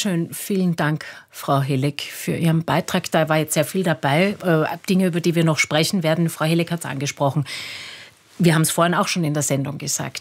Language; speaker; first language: German; native; German